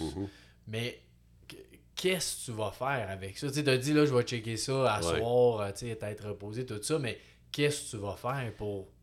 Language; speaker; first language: French; native; French